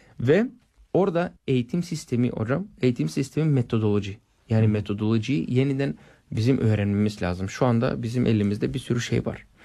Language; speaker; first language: Turkish; early bilingual, heritage; Turkish